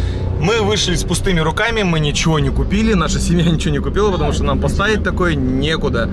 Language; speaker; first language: Russian; native; Russian